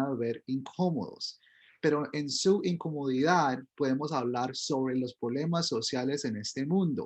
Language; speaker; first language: Spanish; early bilingual, heritage; Spanish